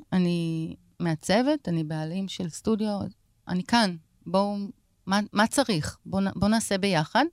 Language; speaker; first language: Hebrew; native; Hebrew